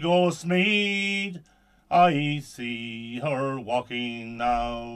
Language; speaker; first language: English; native; English